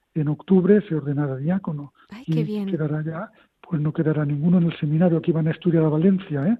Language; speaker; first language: Spanish; native; Spanish